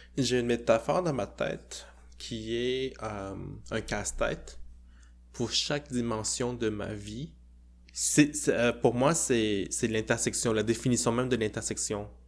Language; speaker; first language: French; early bilingual, other home language; Cantonese